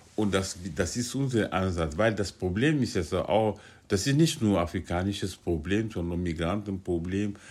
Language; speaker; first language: German; non-native, fluent; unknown